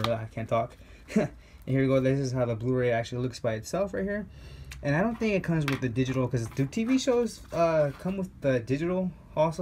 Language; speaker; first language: English; native; English